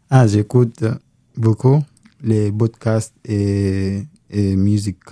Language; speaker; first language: French; non-native, learner; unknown